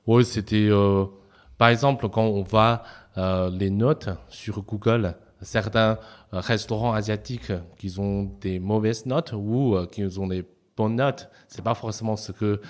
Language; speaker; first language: French; non-native, fluent; Chinese